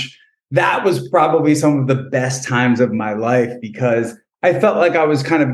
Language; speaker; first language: English; native; English